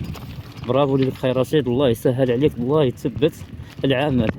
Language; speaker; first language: Arabic; native; Arabic